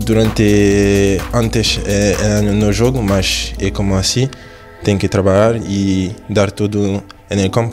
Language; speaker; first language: Portuguese; early bilingual, heritage; French